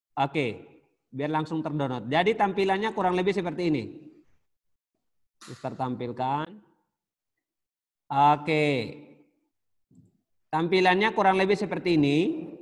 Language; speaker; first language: Indonesian; native; Indonesian